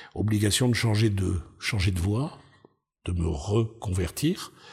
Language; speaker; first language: French; native; French